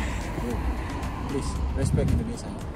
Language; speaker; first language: English; non-native, learner; Indonesian